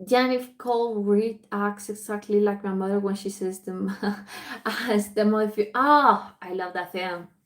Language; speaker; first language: English; non-native, fluent; Spanish